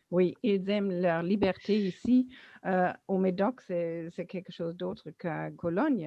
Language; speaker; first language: French; non-native, learner; German